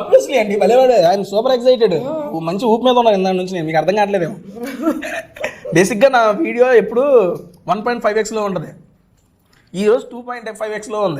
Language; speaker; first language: Telugu; native; Telugu